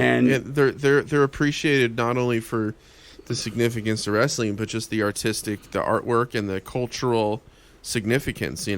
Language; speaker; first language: English; native; English